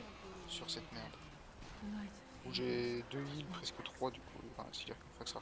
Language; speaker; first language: French; native; French